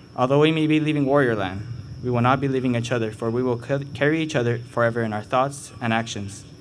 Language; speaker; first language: English; early bilingual, other home language; Spanish